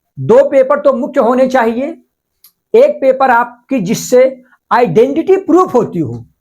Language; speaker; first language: Hindi; non-native, local second language; Marathi